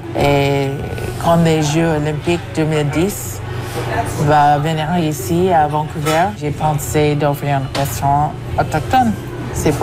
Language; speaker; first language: French; non-native, fluent; English